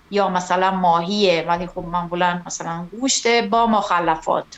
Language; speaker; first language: Persian; non-native, fluent; Italian